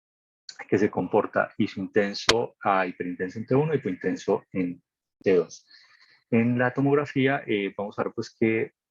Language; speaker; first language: Spanish; native; Spanish